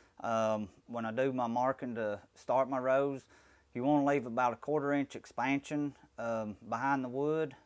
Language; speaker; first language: English; native; English